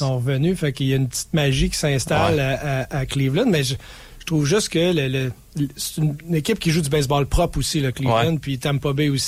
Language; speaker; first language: French; native; French